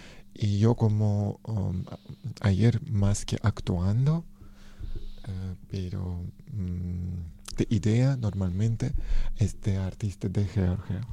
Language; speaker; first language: Spanish; non-native, learner; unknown